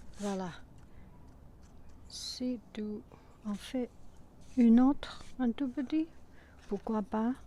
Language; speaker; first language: French; non-native, fluent; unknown